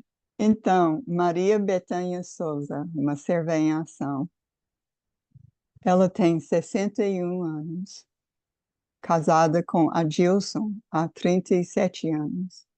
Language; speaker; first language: Portuguese; non-native, fluent; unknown